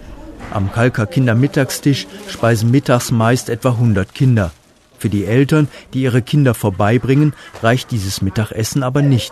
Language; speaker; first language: German; native; German